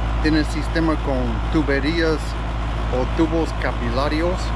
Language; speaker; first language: Spanish; non-native, fluent; English